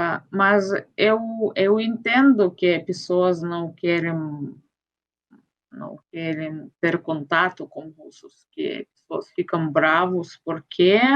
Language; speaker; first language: Portuguese; non-native, fluent; Russian